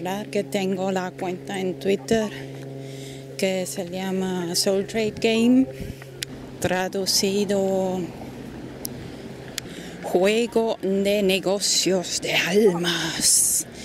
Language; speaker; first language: Spanish; non-native, fluent; German